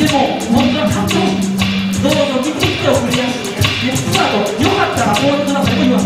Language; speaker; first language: Japanese; native; Japanese